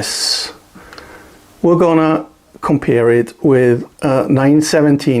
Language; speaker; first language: English; non-native, fluent; German